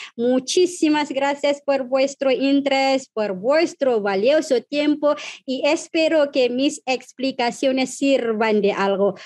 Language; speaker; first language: Spanish; non-native, fluent; Malay